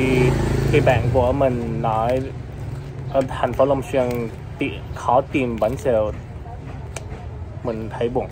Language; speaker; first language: Vietnamese; non-native, learner; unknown